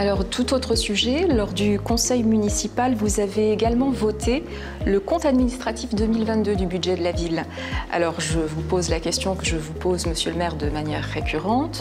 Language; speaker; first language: French; native; French